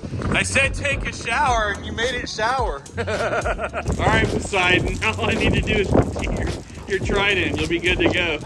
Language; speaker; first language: English; native; English